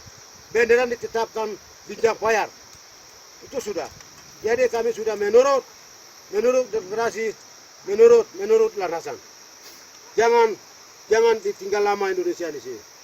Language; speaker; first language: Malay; non-native, local second language; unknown